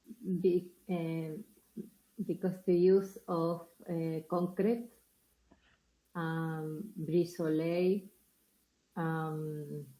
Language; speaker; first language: English; non-native, learner; Spanish